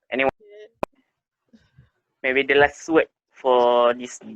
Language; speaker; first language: English; non-native, local second language; Malay